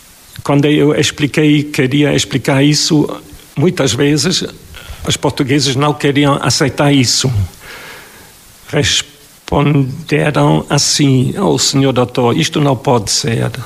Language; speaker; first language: Portuguese; non-native, fluent; German